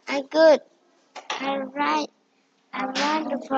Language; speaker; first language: English; non-native, learner; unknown